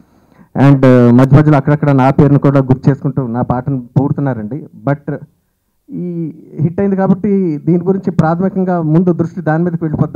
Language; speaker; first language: Telugu; native; Telugu